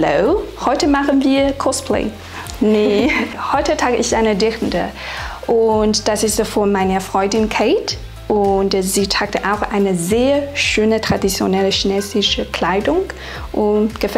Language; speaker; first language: German; non-native, learner; Chinese